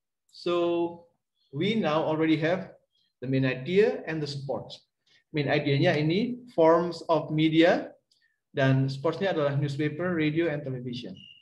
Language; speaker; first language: English; non-native, fluent; Indonesian